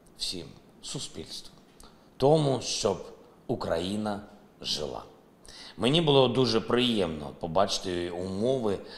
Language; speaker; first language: Ukrainian; non-native, local second language; Russian